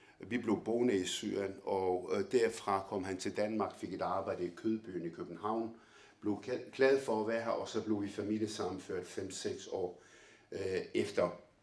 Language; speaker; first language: Danish; early bilingual, other home language; Arabic